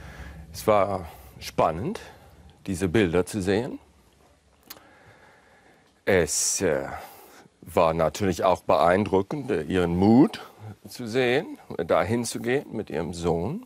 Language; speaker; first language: German; non-native, fluent; English